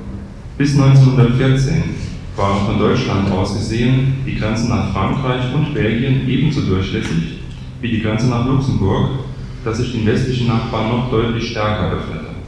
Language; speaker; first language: German; native; German